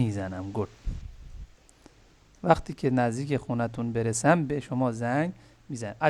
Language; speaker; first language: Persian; non-native, fluent; Urdu